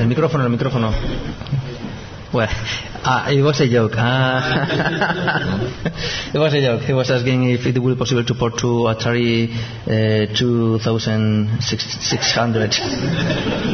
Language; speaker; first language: English; non-native, fluent; Spanish